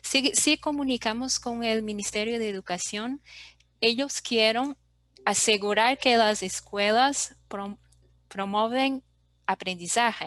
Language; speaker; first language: Spanish; non-native, fluent; Portuguese